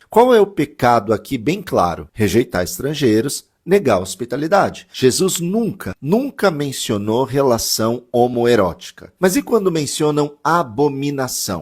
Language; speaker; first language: Portuguese; native; Portuguese